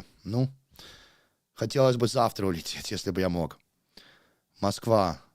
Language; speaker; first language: Russian; non-native, learner; English